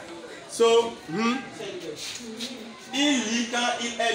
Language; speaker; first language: French; non-native, fluent; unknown